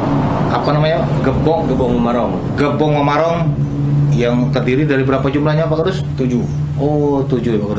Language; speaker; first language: Malay; native; Malay